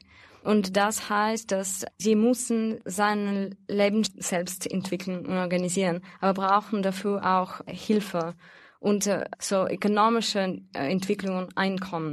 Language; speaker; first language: German; non-native, fluent; Russian